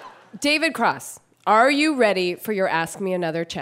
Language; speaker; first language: English; native; English